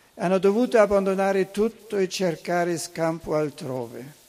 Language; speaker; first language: Italian; non-native, fluent; German